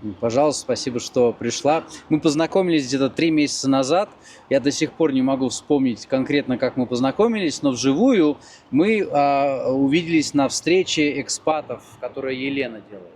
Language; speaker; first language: Russian; native; Russian